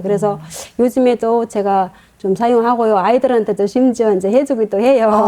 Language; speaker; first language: Korean; non-native, fluent; Mongolian